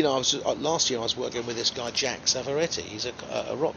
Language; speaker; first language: English; native; English